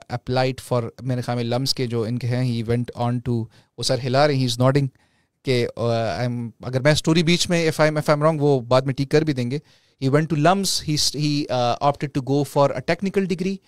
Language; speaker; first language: English; non-native, local second language; Pashto